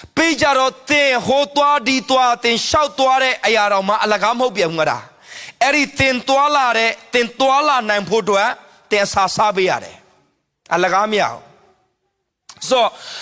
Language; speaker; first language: Burmese; non-native, local second language; Hakha Chin